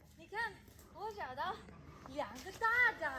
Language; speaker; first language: Chinese; non-native, learner; Filipino